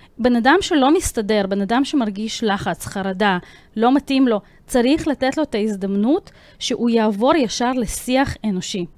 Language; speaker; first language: Hebrew; early bilingual, other home language; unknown